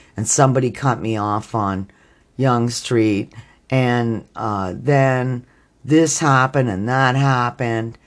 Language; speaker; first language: English; native; English